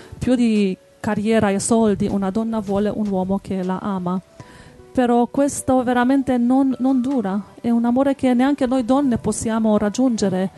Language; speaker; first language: Italian; native; Italian